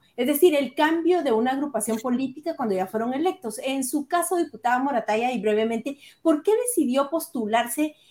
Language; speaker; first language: Spanish; native; Spanish